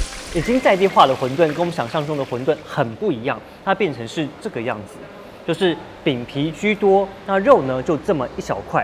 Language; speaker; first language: Chinese; native; Chinese